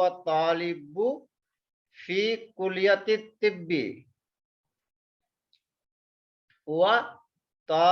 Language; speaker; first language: Arabic; non-native, fluent; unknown